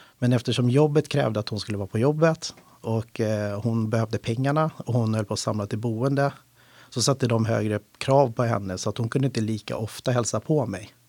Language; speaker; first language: Swedish; native; Swedish